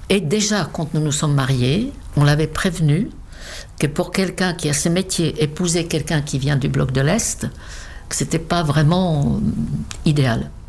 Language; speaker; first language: French; non-native, fluent; Czech